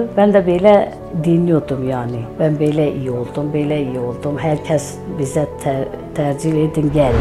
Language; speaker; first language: Turkish; non-native, local second language; Azerbaijani